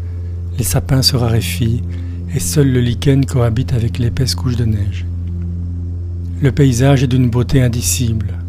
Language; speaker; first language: French; native; French